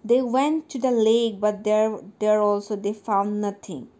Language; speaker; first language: English; non-native, local second language; Assamese